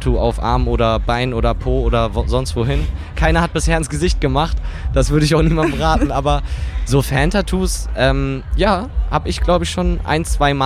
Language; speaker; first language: German; native; German